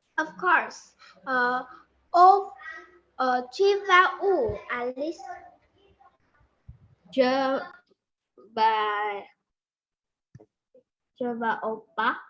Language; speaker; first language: French; non-native, learner; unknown